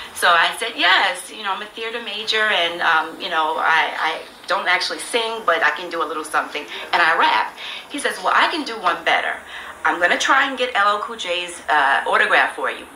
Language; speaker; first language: English; native; English